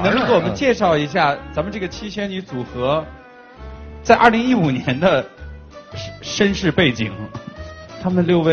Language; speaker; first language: Chinese; native; Chinese